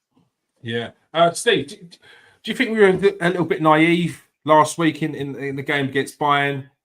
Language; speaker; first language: English; native; English